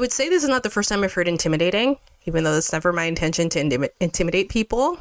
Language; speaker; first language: English; native; English